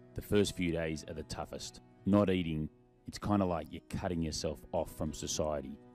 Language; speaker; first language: English; native; English